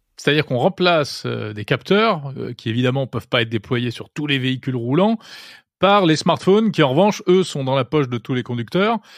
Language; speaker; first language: French; native; French